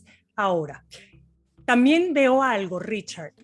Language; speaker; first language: Spanish; native; Spanish